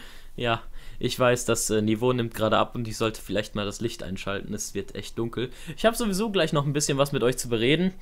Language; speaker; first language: German; native; German